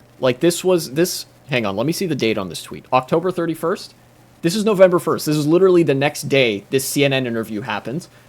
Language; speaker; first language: English; native; English